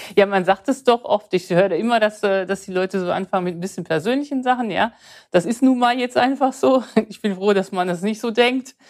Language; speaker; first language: German; native; German